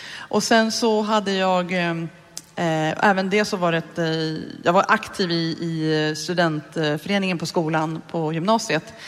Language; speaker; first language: Swedish; native; Swedish